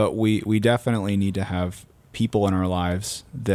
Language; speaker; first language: English; native; English